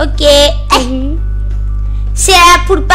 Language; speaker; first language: French; native; French